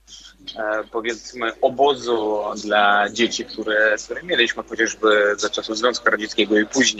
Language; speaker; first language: Polish; non-native, fluent; Belarusian